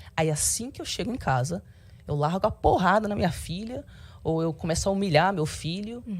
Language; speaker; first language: Portuguese; early bilingual, heritage; Portuguese